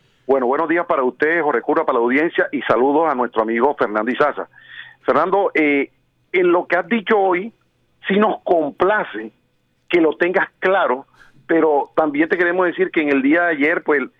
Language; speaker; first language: Spanish; native; Spanish